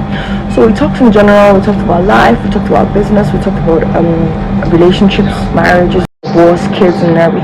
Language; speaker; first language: English; non-native, local second language; Hausa